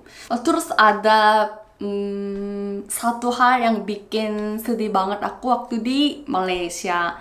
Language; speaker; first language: Indonesian; non-native, fluent; Korean